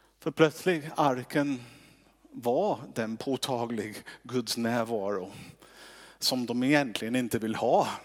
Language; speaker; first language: Swedish; non-native, fluent; English